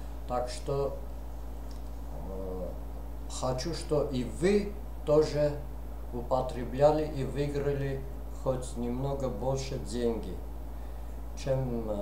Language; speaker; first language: Russian; non-native, fluent; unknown